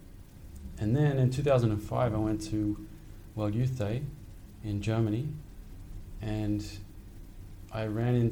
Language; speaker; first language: English; native; English